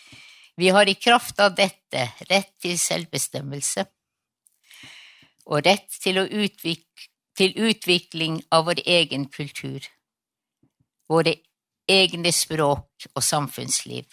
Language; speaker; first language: Norwegian; non-native, local second language; Northern Sami